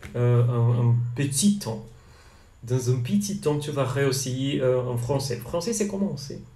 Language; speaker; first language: French; non-native, learner; Portuguese